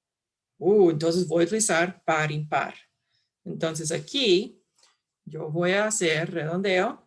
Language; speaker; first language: Spanish; non-native, fluent; English